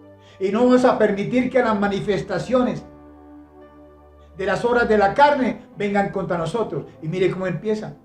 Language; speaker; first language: Spanish; native; Spanish